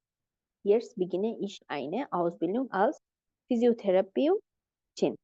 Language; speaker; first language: German; non-native, fluent; Bangla